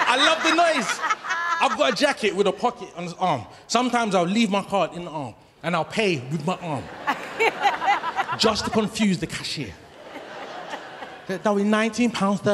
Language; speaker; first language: English; native; English